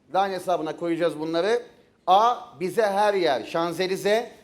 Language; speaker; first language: Turkish; native; Turkish